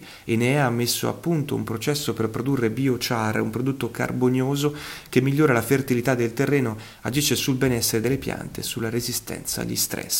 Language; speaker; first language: Italian; native; Italian